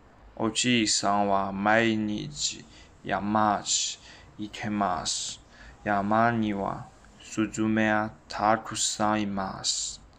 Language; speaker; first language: Japanese; non-native, learner; Chinese